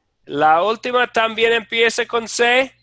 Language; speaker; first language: Spanish; non-native, fluent; English